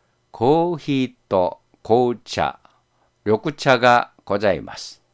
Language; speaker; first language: Japanese; non-native, fluent; Korean